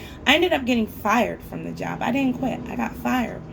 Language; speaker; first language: English; native; English